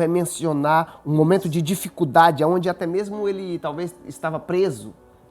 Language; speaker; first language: Portuguese; native; Portuguese